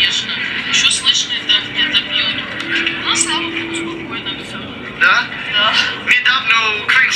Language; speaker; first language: Russian; non-native, learner; English